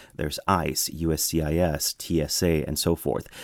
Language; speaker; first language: English; early bilingual, other home language; Spanish